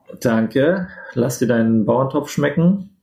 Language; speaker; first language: German; native; German